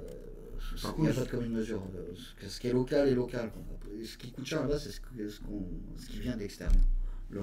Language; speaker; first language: French; native; French